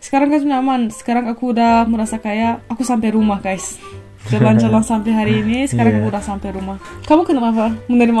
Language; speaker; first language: Indonesian; non-native, fluent; Turkish